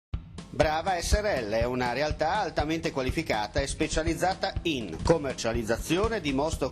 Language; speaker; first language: Italian; native; Italian